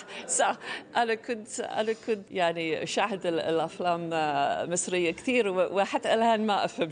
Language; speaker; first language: Arabic; non-native, fluent; English